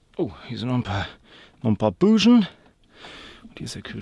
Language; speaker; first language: German; native; German